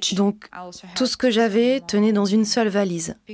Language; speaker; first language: French; non-native, fluent; Ukrainian